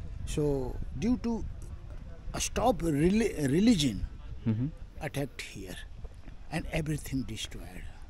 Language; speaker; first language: English; non-native, local second language; Hindi